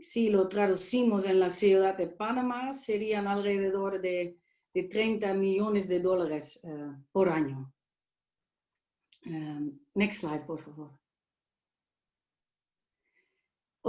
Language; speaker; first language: Spanish; non-native, fluent; Dutch